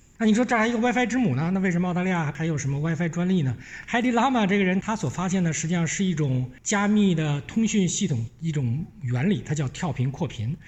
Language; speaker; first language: Chinese; native; Chinese